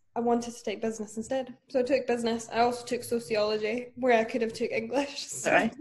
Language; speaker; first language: English; native; English